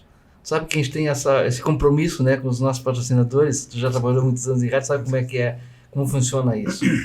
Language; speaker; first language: Portuguese; native; Portuguese